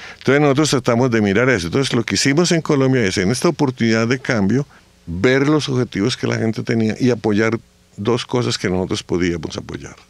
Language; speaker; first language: Spanish; native; Spanish